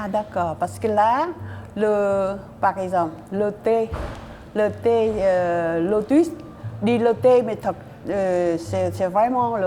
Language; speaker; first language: French; non-native, learner; Vietnamese